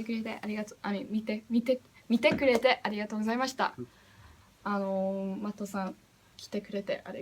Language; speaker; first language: Japanese; non-native, learner; English